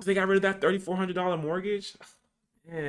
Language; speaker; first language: English; native; English